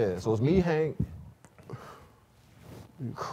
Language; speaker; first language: English; native; English